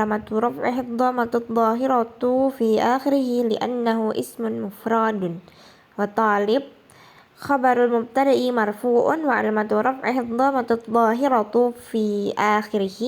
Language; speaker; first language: Arabic; non-native, learner; Indonesian